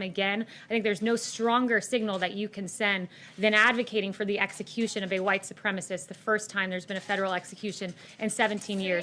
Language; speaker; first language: English; native; English